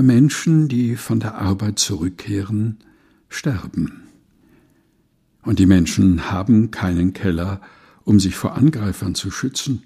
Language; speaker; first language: German; non-native, fluent; Portuguese